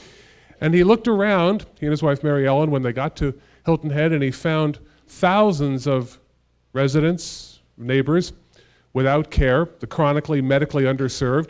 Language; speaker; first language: English; native; English